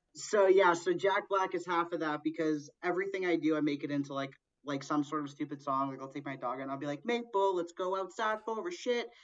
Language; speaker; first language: English; early bilingual, other home language; Portuguese